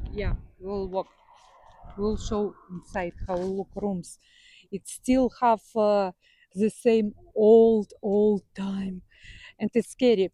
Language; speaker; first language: English; non-native, learner; Russian